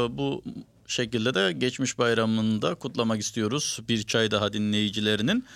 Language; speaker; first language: Turkish; early bilingual, heritage; Turkish